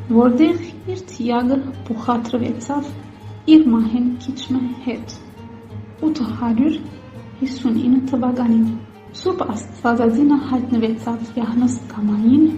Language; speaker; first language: Armenian; early bilingual, heritage; Armenian